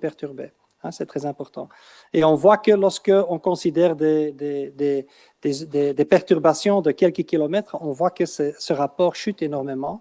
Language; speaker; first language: French; non-native, fluent; Dutch